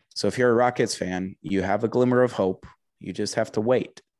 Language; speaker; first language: English; native; English